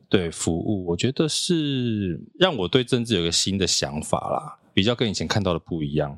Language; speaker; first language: Chinese; native; Chinese